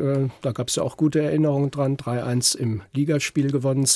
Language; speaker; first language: German; native; German